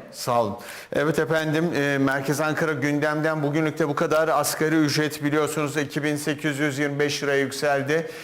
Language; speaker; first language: Turkish; native; Turkish